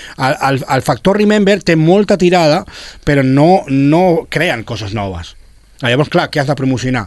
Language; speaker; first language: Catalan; non-native, local second language; Spanish